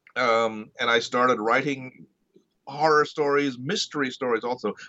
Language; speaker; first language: English; early bilingual, other home language; Marathi